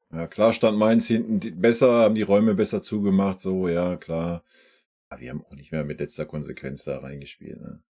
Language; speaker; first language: German; native; German